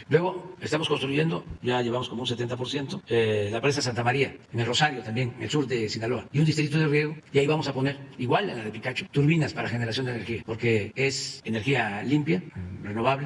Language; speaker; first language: Spanish; native; Spanish